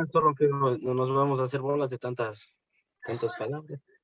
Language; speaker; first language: Spanish; native; Spanish